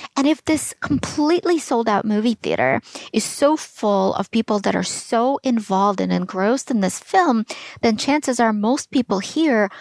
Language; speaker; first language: English; early bilingual, other home language; Russian